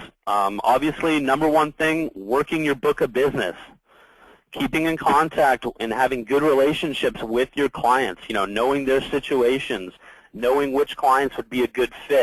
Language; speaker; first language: English; native; English